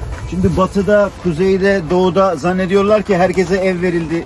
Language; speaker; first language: Turkish; native; Turkish